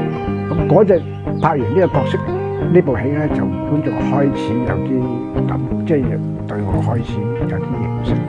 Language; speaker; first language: Cantonese; native; Cantonese